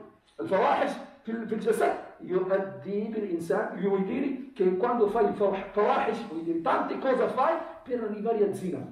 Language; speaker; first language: Italian; non-native, fluent; Arabic